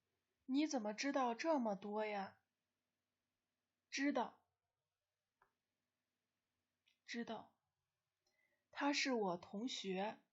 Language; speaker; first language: Chinese; non-native, fluent; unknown